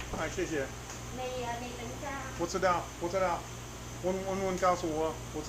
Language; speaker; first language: Chinese; non-native, learner; English